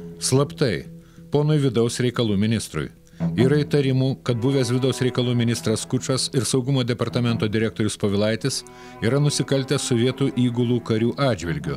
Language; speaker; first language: Lithuanian; native; Lithuanian